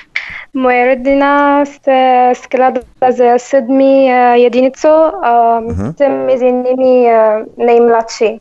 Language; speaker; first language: Czech; non-native, learner; Arabic